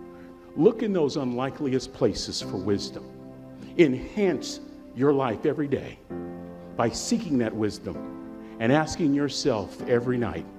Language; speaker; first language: English; native; English